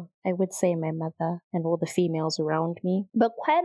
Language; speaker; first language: English; non-native, local second language; Shona